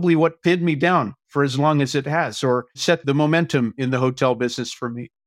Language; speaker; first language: English; native; English